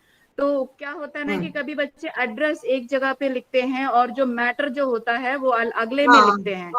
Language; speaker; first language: Hindi; non-native, fluent; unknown